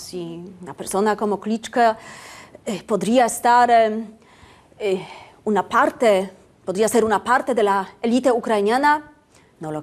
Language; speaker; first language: Spanish; non-native, fluent; Polish